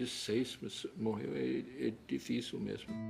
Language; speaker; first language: Portuguese; non-native, fluent; English